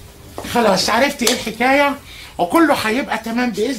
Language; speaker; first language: Arabic; native; Arabic